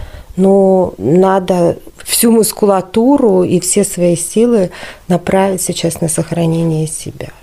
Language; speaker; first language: Russian; native; Russian